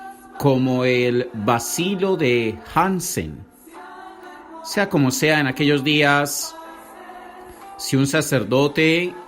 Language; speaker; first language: Spanish; native; Spanish